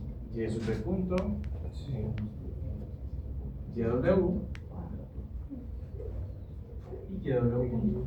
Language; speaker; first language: Spanish; native; Spanish